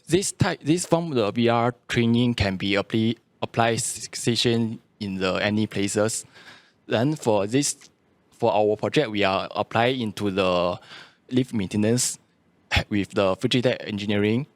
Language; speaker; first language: English; non-native, local second language; Chinese